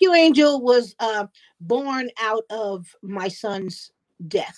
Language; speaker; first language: English; native; English